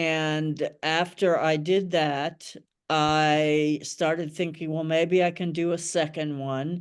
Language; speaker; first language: English; native; English